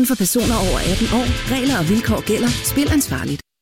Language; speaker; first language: Danish; native; Danish